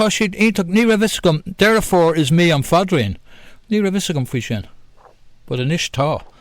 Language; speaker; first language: Irish; non-native, local second language; English